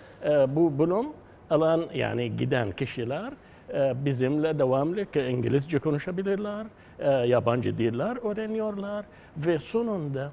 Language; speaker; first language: Turkish; non-native, learner; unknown